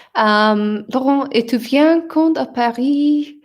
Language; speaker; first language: French; non-native, learner; English